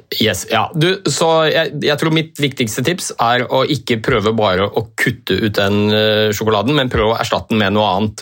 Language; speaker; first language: Norwegian; native; Norwegian